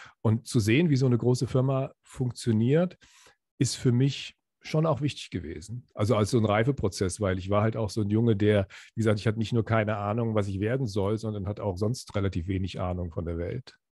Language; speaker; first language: German; native; German